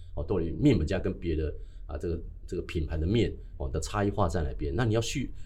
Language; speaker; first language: Chinese; native; Chinese